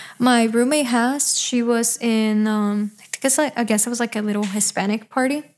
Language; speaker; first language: English; early bilingual, other home language; Spanish